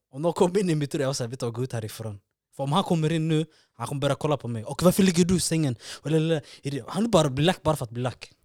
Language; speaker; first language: Swedish; early bilingual, other home language; Somali